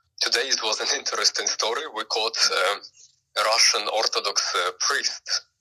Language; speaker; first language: English; non-native, fluent; Ukrainian